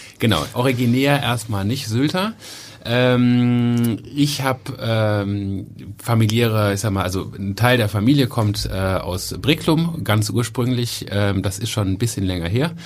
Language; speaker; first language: German; native; German